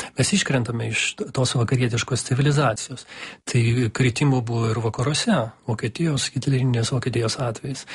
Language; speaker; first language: Lithuanian; non-native, local second language; Russian